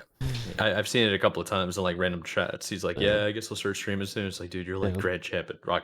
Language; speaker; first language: English; native; English